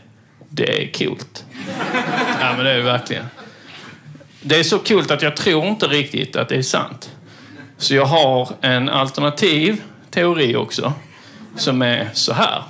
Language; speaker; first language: Swedish; native; Swedish